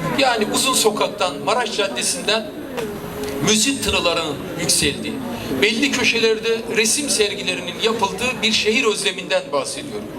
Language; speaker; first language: Turkish; native; Turkish